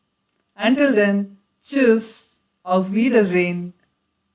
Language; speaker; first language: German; non-native, fluent; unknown